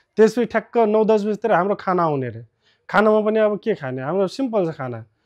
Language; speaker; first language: Nepali; non-native, local second language; Rana Tharu